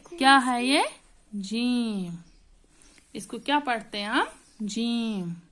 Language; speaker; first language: Hindi; non-native, local second language; Kashmiri